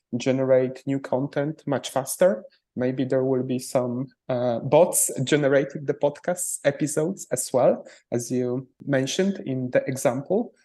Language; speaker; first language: English; non-native, fluent; Polish